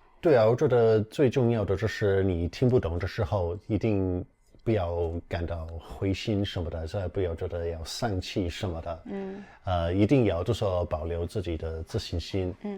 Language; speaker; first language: Chinese; non-native, fluent; English